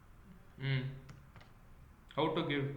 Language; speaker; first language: English; non-native, local second language; Kannada